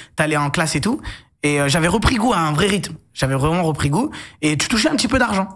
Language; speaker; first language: French; native; French